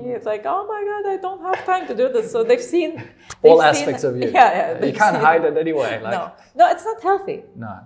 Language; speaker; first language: English; non-native, fluent; Arabic